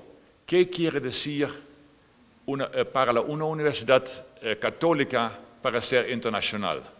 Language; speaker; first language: Spanish; non-native, fluent; Dutch